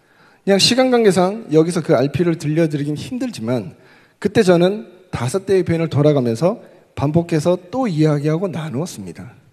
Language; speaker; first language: Korean; native; Korean